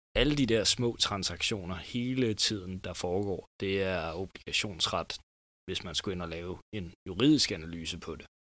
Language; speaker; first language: Danish; native; Danish